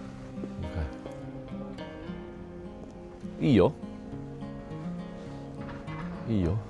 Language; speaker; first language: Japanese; non-native, learner; Chinese